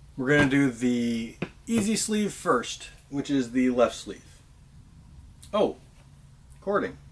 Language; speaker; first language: English; native; English